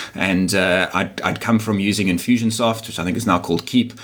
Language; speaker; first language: English; native; English